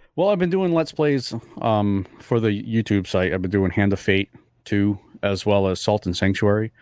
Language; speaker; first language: English; early bilingual, other home language; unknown